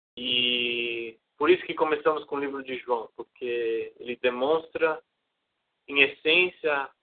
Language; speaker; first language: Portuguese; native; Portuguese